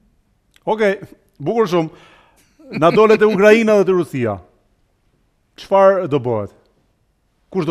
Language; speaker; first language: Albanian; native; Albanian